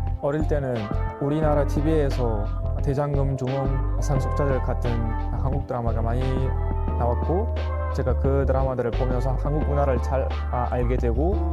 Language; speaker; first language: Korean; non-native, fluent; Uzbek